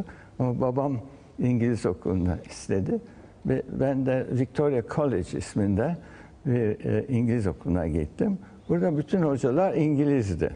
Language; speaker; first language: Turkish; early bilingual, heritage; Turkish